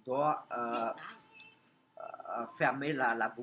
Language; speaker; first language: French; non-native, fluent; Khmer